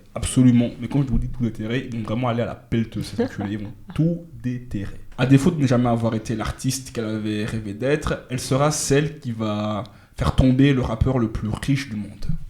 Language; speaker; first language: French; native; French